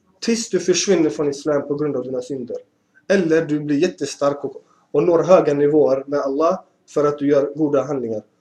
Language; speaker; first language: Swedish; early bilingual, other home language; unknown